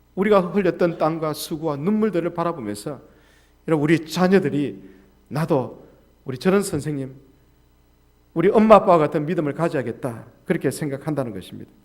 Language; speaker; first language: Korean; native; Korean